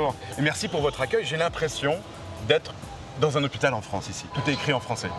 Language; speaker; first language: French; native; French